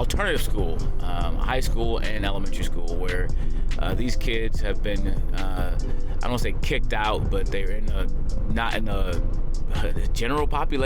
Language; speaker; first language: English; native; English